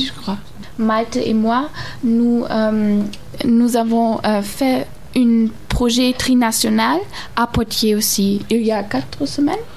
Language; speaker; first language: French; non-native, learner; German